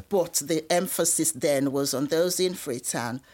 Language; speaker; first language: English; non-native, local second language; Krio